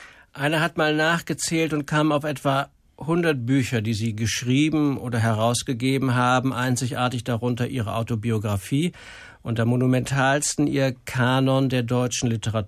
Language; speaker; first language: German; native; German